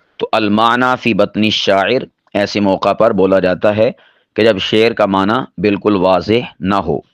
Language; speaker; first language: Urdu; non-native, local second language; Punjabi